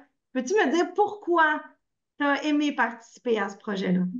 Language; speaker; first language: French; native; French